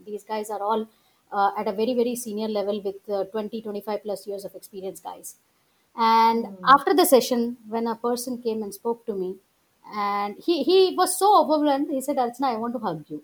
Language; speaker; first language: English; non-native, local second language; Gujarati